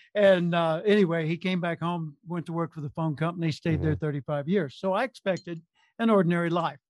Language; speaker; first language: English; native; English